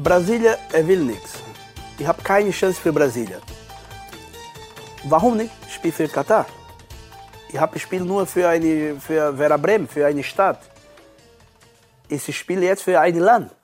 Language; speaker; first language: German; non-native, learner; Portuguese